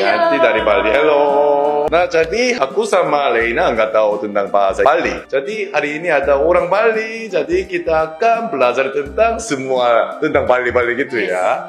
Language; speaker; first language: Indonesian; non-native, learner; Korean